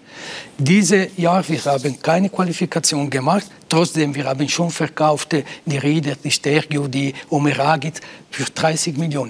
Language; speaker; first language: German; non-native, local second language; Italian